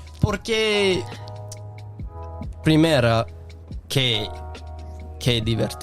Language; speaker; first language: Spanish; non-native, learner; English